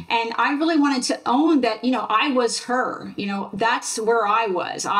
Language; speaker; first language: English; native; English